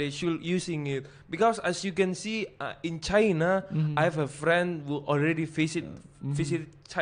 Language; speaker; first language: English; non-native, fluent; Indonesian